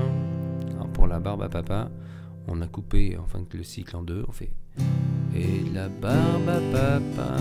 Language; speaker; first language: French; native; French